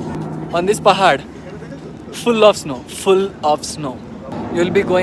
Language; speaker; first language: English; non-native, local second language; Telugu